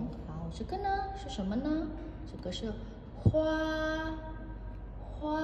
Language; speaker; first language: Chinese; non-native, fluent; Indonesian